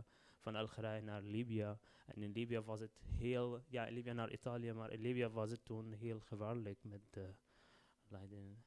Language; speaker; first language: Dutch; non-native, learner; Arabic